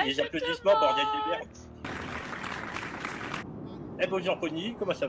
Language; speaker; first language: French; native; French